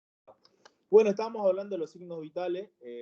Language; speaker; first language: Spanish; native; Spanish